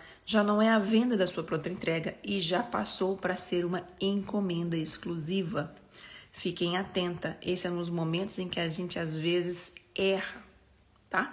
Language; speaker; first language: Portuguese; native; Portuguese